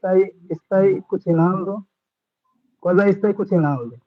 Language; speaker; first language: Italian; non-native, learner; Bangla